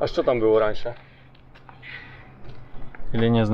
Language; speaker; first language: Russian; non-native, learner; Polish